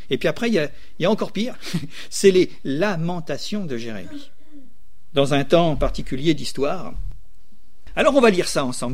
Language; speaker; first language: French; native; French